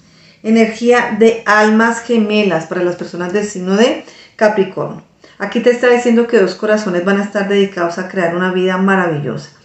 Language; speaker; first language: Spanish; native; Spanish